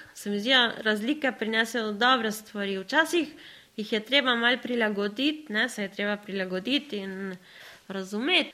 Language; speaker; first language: Slovenian; early bilingual, other home language; Spanish